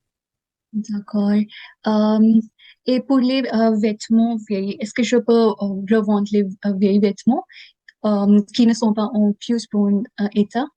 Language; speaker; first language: French; non-native, learner; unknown